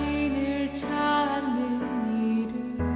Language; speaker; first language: Korean; native; Korean